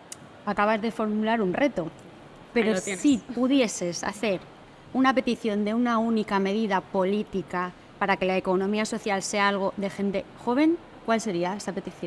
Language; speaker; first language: Spanish; native; Spanish